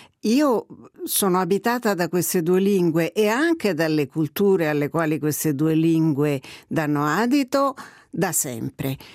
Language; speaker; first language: Italian; native; Italian